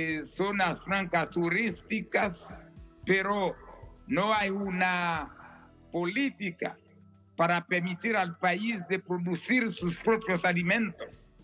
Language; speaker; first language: Spanish; non-native, fluent; Haitian Creole